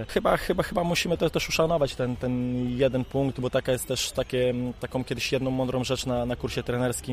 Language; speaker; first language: Polish; native; Polish